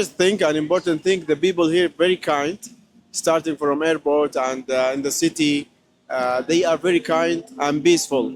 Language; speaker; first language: English; non-native, learner; Arabic